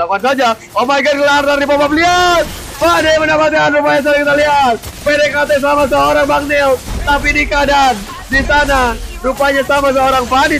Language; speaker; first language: Indonesian; native; Indonesian